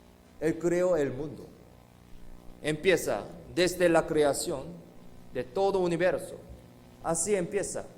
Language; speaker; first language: Spanish; non-native, fluent; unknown